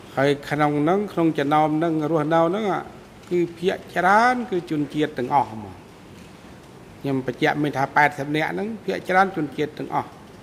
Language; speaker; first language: Khmer; non-native, local second language; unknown